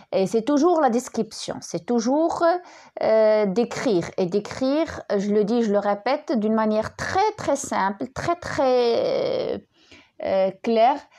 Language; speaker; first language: French; non-native, local second language; Arabic